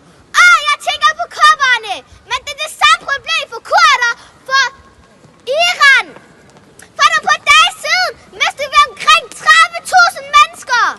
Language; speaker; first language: Danish; non-native, learner; Kurdish